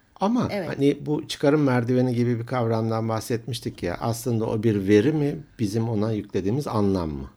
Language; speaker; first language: Turkish; native; Turkish